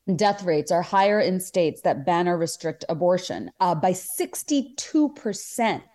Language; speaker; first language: English; non-native, local second language; Bangla